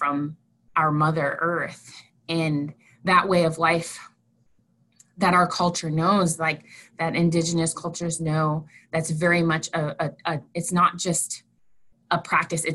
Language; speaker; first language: English; native; English